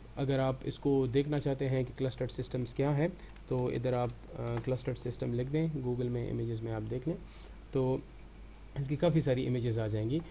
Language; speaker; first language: Urdu; non-native, local second language; Pashto